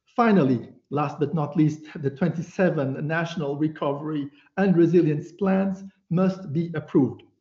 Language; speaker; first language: English; non-native, fluent; Portuguese